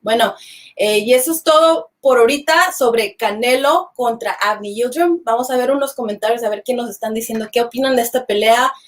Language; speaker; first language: Spanish; early bilingual, heritage; Spanish